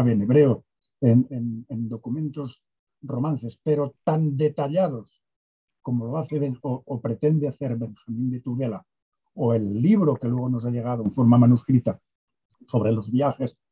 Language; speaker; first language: Spanish; native; Spanish